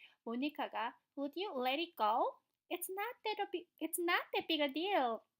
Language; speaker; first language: English; non-native, fluent; Korean